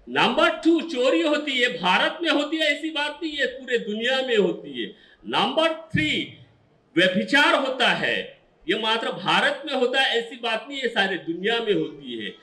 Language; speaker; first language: Hindi; non-native, local second language; Marathi